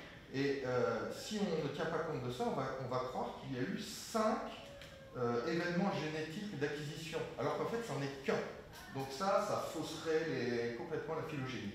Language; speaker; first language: French; native; French